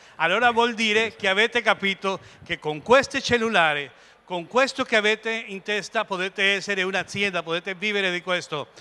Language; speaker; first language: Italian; non-native, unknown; Spanish